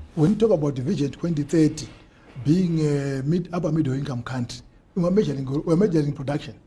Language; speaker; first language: English; non-native, local second language; Shona